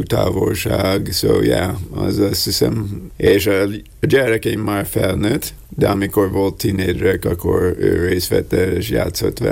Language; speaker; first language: Hungarian; non-native, learner; English